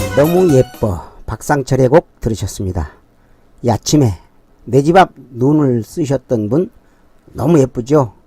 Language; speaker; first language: Korean; native; Korean